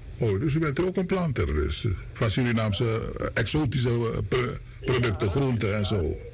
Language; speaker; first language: Dutch; native; Dutch